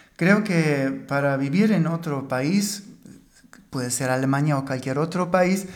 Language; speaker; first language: Spanish; non-native, fluent; German